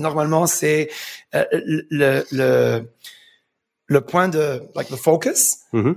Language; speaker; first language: French; early bilingual, heritage; French